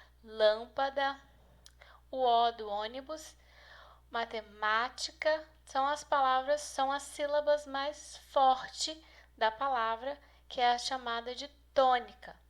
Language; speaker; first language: Portuguese; native; Portuguese